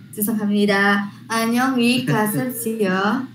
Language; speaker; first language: Korean; non-native, learner; Indonesian